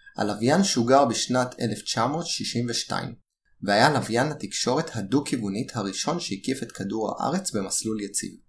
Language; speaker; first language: Hebrew; native; Hebrew